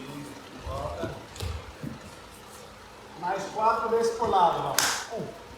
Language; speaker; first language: Portuguese; non-native, learner; English